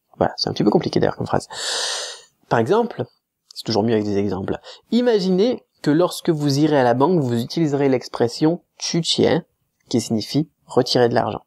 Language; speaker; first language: French; native; French